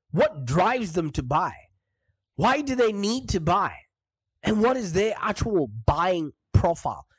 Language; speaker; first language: English; non-native, local second language; Shona